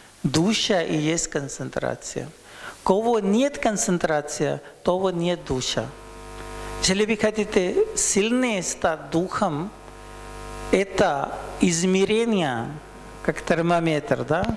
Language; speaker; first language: Russian; non-native, learner; Hindi